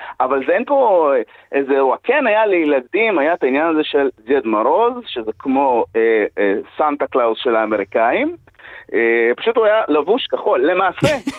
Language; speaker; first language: Hebrew; early bilingual, other home language; Russian